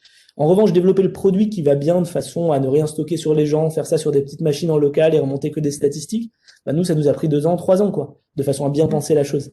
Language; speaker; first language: French; native; French